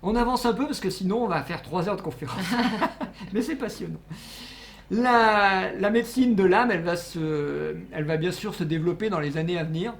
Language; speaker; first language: French; native; French